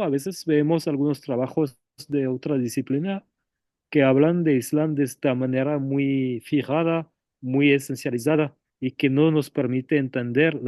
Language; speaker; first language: Spanish; non-native, fluent; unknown